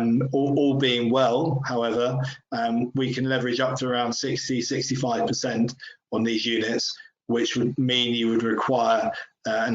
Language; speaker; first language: English; native; English